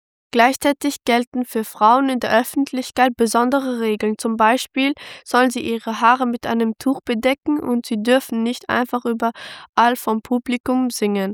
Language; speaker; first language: German; early bilingual, other home language; Pashto